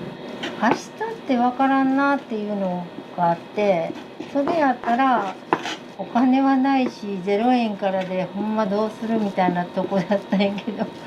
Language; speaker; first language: Japanese; native; Japanese